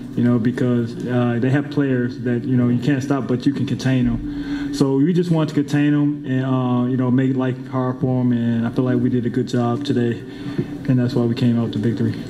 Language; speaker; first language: English; native; English